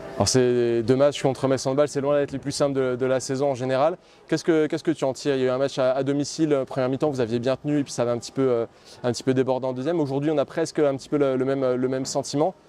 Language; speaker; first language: French; native; French